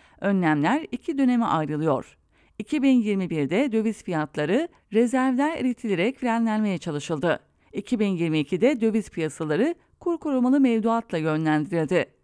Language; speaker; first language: Turkish; native; Turkish